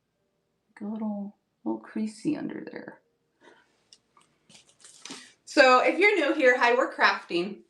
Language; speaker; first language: English; native; English